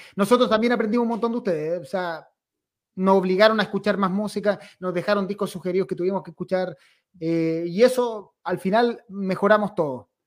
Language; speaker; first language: Spanish; native; Spanish